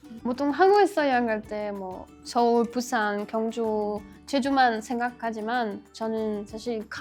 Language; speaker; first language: Korean; non-native, learner; French